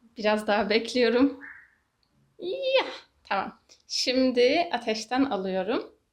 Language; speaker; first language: Turkish; native; Turkish